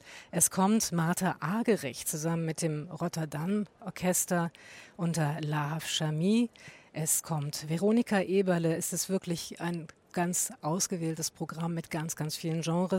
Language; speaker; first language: German; native; German